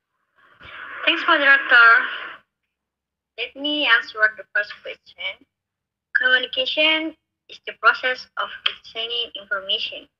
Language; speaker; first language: English; non-native, learner; Indonesian